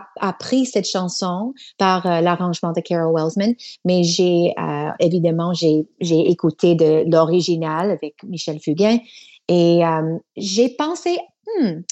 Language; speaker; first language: French; non-native, learner; English